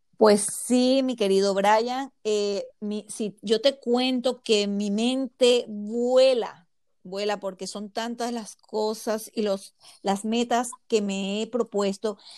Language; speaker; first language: Spanish; native; Spanish